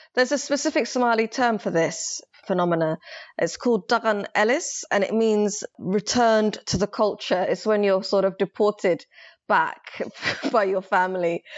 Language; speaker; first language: English; early bilingual, other home language; Somali